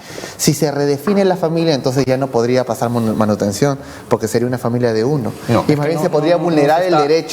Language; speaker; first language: Spanish; native; Spanish